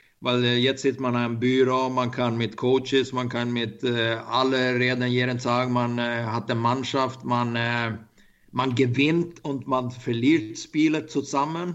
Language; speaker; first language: German; non-native, learner; Swedish